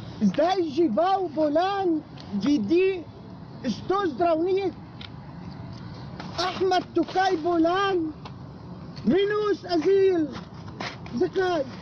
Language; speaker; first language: Slovenian; non-native, learner; Arabic